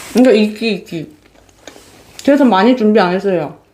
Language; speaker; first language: Korean; native; Korean